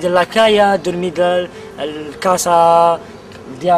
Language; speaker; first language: Spanish; non-native, learner; Kabyle